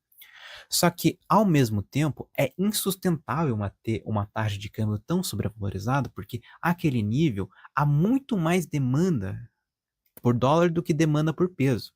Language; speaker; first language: Portuguese; native; Portuguese